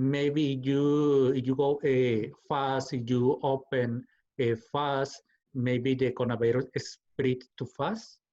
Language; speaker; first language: English; non-native, learner; Spanish